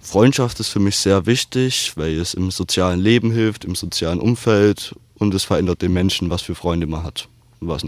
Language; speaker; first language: German; native; German